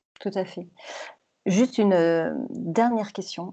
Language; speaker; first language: French; native; French